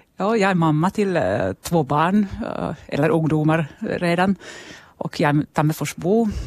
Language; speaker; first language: Swedish; non-native, local second language; Finnish